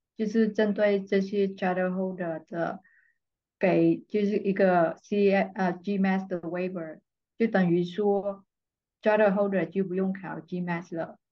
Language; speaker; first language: Chinese; non-native, fluent; Vietnamese